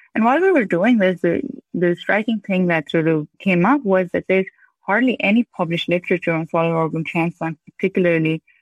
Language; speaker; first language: English; non-native, local second language; Urdu